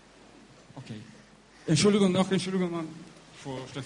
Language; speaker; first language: German; non-native, learner; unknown